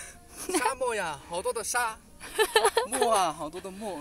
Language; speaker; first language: Chinese; native; Chinese